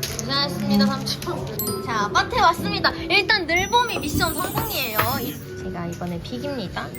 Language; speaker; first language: Korean; native; Korean